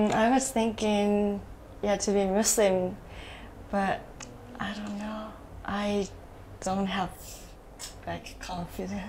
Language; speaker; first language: English; non-native, learner; Japanese